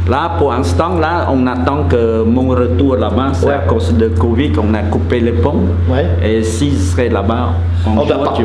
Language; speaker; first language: French; non-native, fluent; Khmer